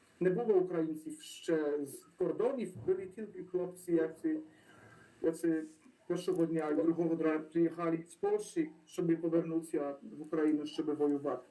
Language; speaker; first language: Polish; non-native, learner; Ukrainian